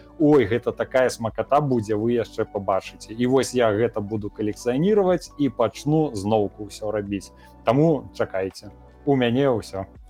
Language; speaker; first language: Belarusian; non-native, local second language; Russian